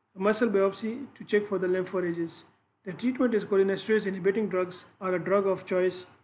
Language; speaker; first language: English; non-native, local second language; Urdu